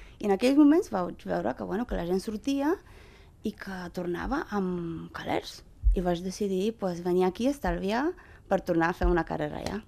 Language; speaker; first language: Catalan; non-native, fluent; Romanian